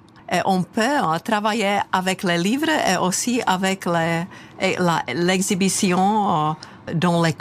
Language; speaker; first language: French; non-native, fluent; Czech